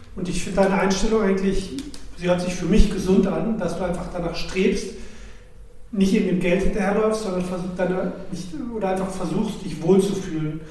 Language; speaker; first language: German; native; German